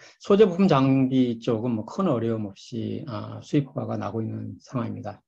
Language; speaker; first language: Korean; native; Korean